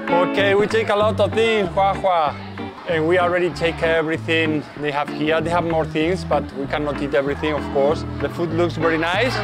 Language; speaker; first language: English; non-native, learner; Spanish